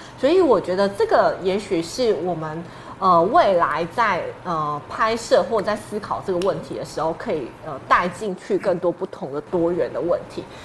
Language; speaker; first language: Chinese; native; Chinese